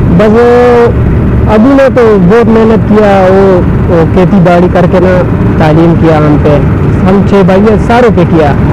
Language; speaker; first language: Urdu; non-native, local second language; Pashto